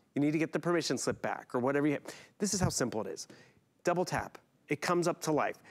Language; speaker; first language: English; native; English